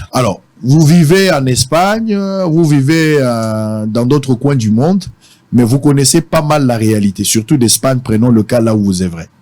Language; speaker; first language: French; non-native, local second language; Lingala